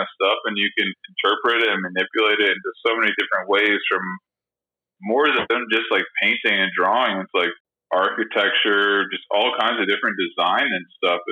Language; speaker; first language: English; native; English